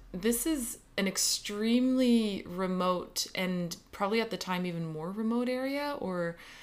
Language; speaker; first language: English; native; English